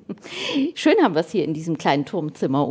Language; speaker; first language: German; native; German